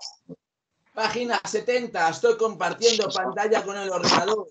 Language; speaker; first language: Spanish; native; Spanish